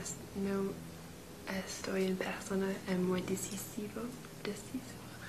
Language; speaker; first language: Spanish; non-native, learner; English